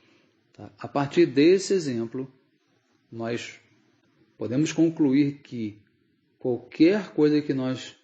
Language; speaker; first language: Portuguese; native; Portuguese